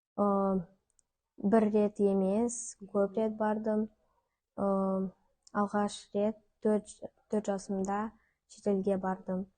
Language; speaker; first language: Kazakh; non-native, local second language; Russian